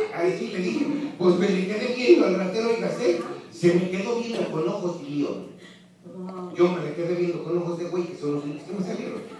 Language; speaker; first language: Spanish; native; Spanish